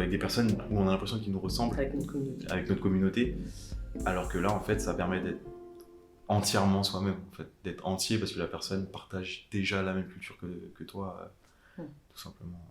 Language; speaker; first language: French; native; French